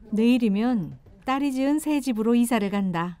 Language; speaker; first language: Korean; native; Korean